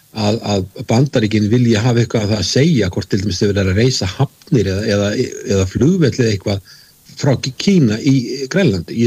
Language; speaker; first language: Icelandic; native; Icelandic